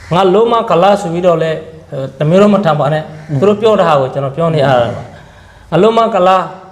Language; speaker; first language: Burmese; non-native, local second language; Rohingya